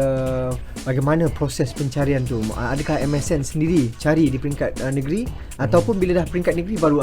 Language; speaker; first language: Malay; native; Malay